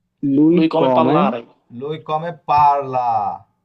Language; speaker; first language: Italian; non-native, learner; Bangla